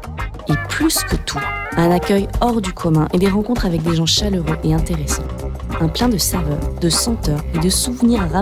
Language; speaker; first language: French; native; French